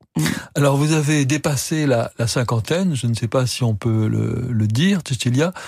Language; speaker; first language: French; native; French